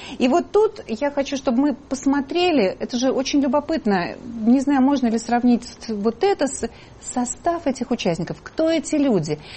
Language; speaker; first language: Russian; native; Russian